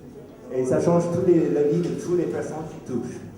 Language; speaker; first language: French; non-native, fluent; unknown